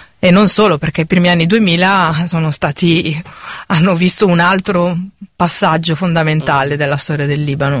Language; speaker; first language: Italian; native; Italian